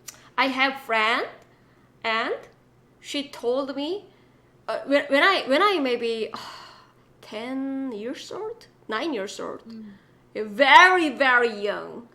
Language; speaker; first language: English; non-native, learner; Korean